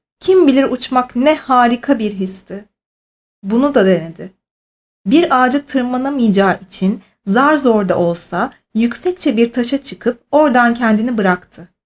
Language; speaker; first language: Turkish; native; Turkish